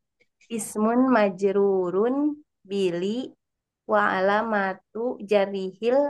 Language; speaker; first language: Arabic; non-native, learner; Indonesian